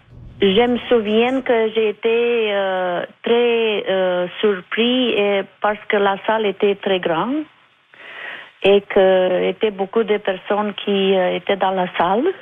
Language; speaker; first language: French; non-native, fluent; Romanian